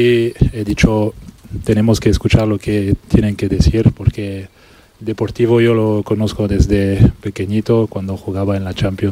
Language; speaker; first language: Spanish; non-native, local second language; French